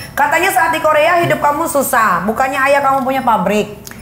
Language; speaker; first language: Indonesian; native; Indonesian